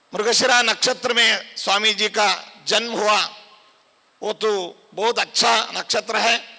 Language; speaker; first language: Hindi; non-native, local second language; Kannada